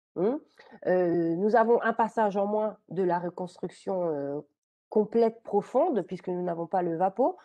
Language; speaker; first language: French; native; French